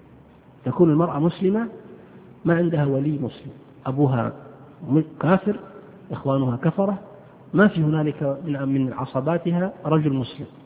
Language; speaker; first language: Arabic; native; Arabic